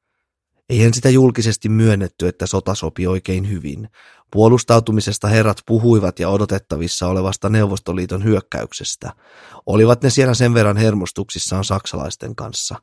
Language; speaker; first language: Finnish; native; Finnish